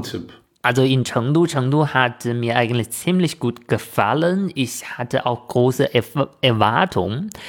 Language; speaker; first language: German; non-native, fluent; Chinese